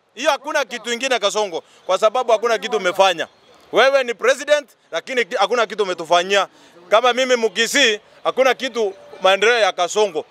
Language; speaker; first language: Swahili; non-native, local second language; Gusii